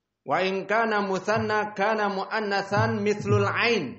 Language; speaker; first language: Arabic; non-native, fluent; Indonesian